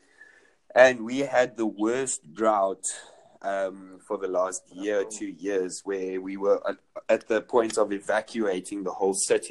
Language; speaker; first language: English; non-native, local second language; Afrikaans